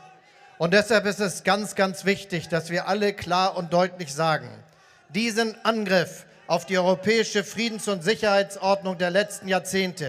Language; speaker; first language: German; native; German